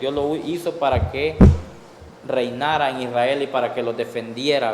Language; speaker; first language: Spanish; native; Spanish